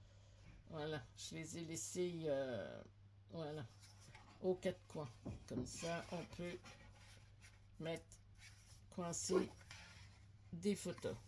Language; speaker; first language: French; native; French